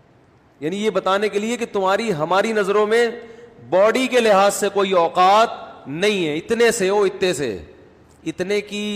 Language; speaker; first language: Urdu; native; Urdu